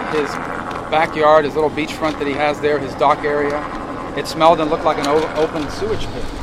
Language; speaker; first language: English; native; English